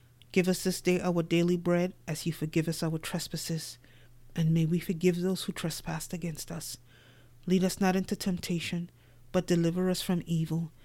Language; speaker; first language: English; native; English